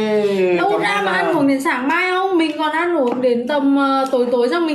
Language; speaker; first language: Vietnamese; native; Vietnamese